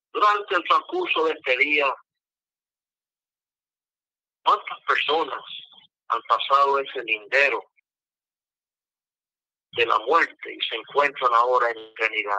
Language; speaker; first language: Spanish; non-native, fluent; English